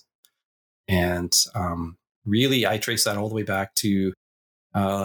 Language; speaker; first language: English; native; English